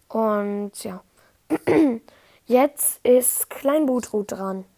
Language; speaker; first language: German; native; German